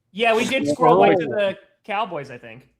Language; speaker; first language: English; native; English